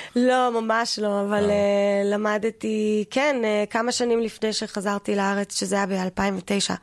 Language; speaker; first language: Hebrew; early bilingual, other home language; English